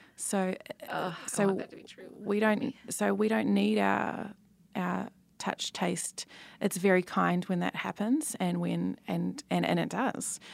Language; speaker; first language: English; native; English